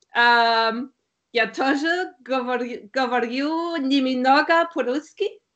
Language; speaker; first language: Russian; non-native, learner; German